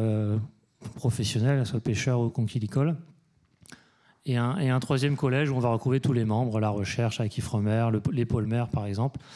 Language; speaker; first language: French; native; French